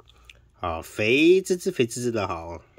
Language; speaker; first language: Chinese; native; Chinese